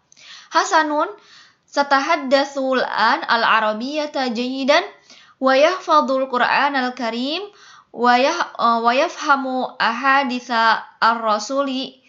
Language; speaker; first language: Arabic; non-native, fluent; Indonesian